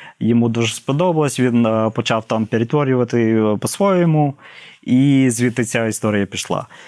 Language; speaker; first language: Ukrainian; non-native, fluent; English